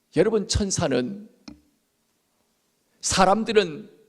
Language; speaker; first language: Korean; native; Korean